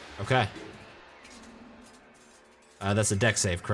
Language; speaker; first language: English; native; English